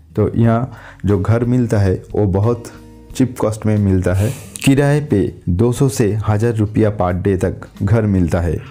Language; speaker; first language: Hindi; non-native, local second language; Bangla